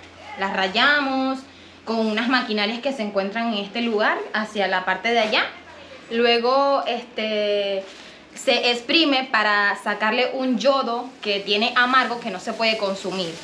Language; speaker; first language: Spanish; native; Spanish